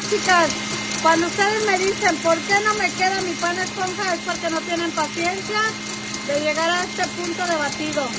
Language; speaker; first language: Spanish; native; Spanish